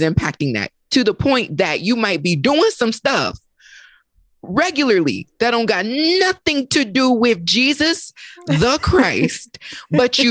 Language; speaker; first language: English; native; English